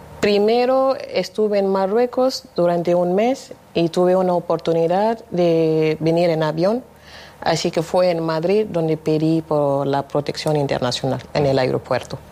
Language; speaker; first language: Spanish; non-native, fluent; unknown